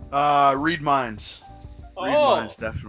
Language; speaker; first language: English; native; English